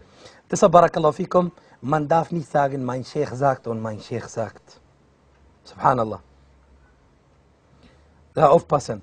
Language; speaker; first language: German; non-native, fluent; Arabic